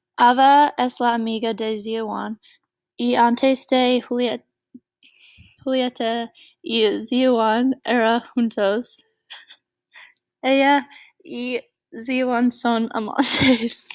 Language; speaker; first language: Spanish; non-native, learner; English